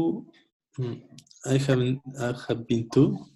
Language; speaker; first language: English; non-native, learner; Spanish